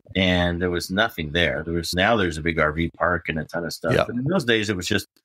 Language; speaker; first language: English; native; English